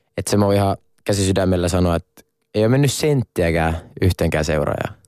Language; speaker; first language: Finnish; non-native, local second language; Swedish